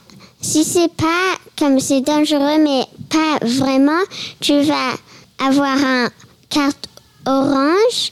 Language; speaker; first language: French; early bilingual, heritage; French